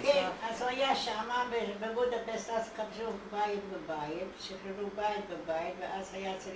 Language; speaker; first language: Hebrew; non-native, fluent; Hungarian